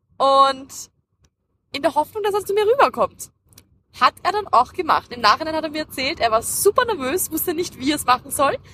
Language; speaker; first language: German; early bilingual, other home language; Dutch